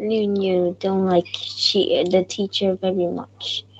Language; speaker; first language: English; non-native, learner; Vietnamese